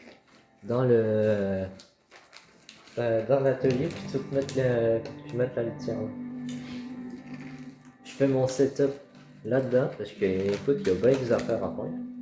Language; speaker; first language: French; native; French